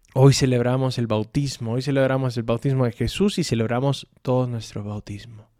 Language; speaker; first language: Spanish; native; Spanish